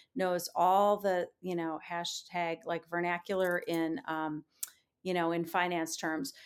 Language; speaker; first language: English; native; English